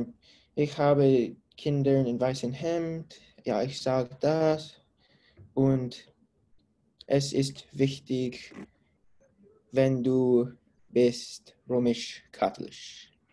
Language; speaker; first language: German; non-native, learner; English